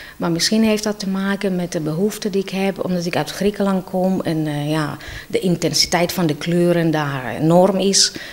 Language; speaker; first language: Dutch; non-native, fluent; Greek